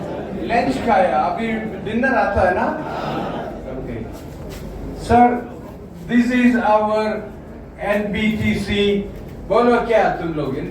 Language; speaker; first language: Hindi; non-native, local second language; Malayalam